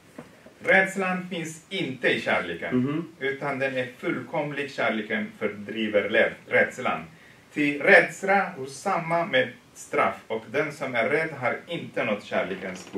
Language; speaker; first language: Swedish; non-native, fluent; Tigrinya